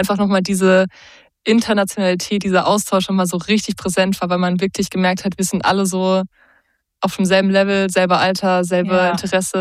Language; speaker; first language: German; native; German